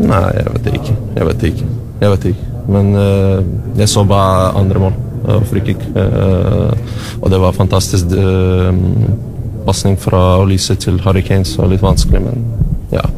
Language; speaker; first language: Norwegian; non-native, learner; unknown